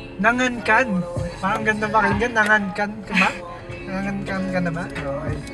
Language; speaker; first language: Filipino; native; Filipino